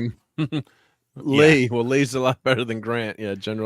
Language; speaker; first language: English; native; English